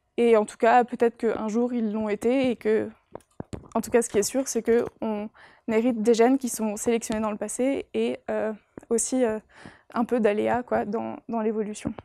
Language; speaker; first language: French; native; French